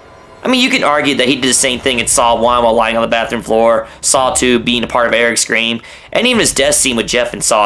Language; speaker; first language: English; native; English